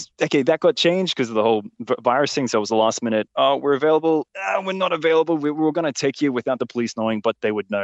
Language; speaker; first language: English; native; English